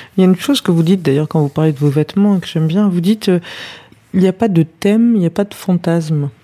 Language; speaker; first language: French; native; French